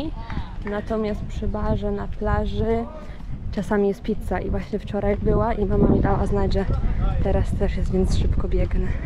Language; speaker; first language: Polish; native; Polish